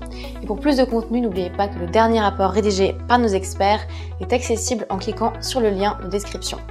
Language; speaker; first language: French; native; French